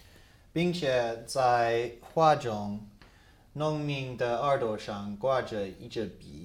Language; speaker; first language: Chinese; non-native, fluent; English